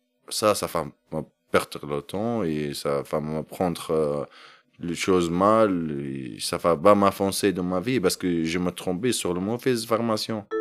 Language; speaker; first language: French; non-native, learner; Arabic